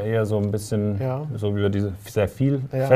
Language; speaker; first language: German; native; German